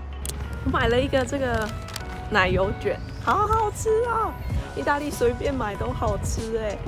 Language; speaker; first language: Chinese; native; Chinese